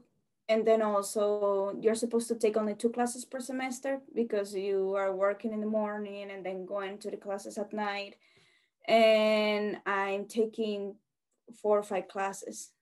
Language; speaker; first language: English; non-native, fluent; Spanish